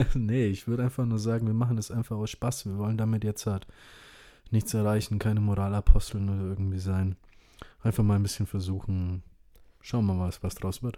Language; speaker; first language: German; early bilingual, other home language; Indonesian